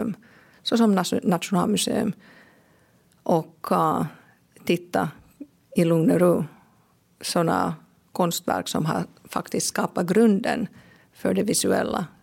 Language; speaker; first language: Swedish; non-native, local second language; Finnish